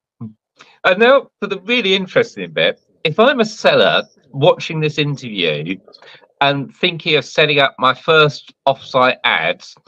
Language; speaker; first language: English; native; English